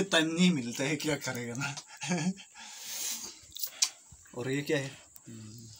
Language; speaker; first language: Hindi; non-native, local second language; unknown